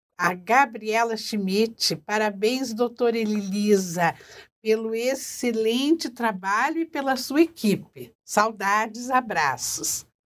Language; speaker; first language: Portuguese; native; Portuguese